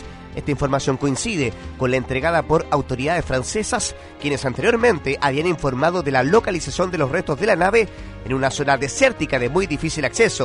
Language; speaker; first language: Spanish; native; Spanish